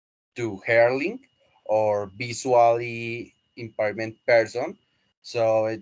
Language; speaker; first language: English; non-native, learner; Spanish